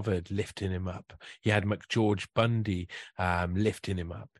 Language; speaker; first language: English; native; English